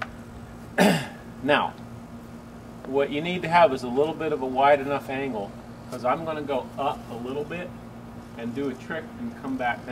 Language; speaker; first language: English; native; English